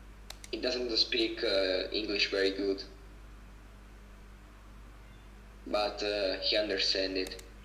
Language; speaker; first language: English; non-native, learner; Italian